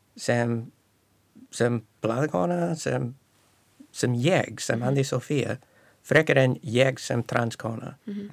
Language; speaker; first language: Icelandic; non-native, fluent; English